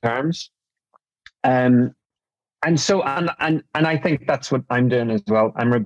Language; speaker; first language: English; native; English